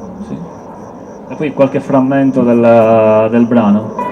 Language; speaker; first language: Italian; native; Italian